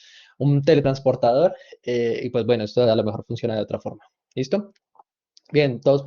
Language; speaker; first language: Spanish; native; Spanish